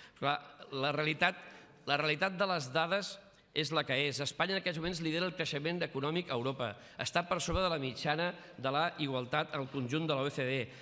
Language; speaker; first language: Catalan; native; Catalan